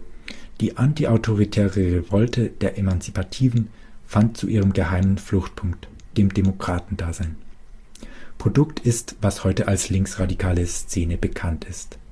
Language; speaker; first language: German; native; German